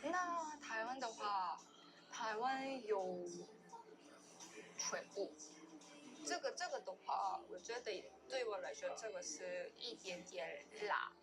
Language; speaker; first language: Chinese; non-native, learner; Korean